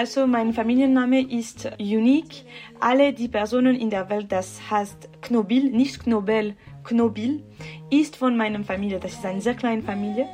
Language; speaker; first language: German; non-native, local second language; French